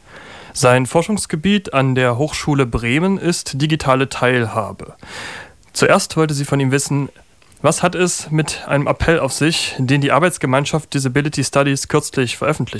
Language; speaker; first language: German; native; German